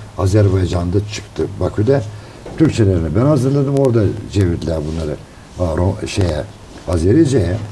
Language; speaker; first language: Turkish; native; Turkish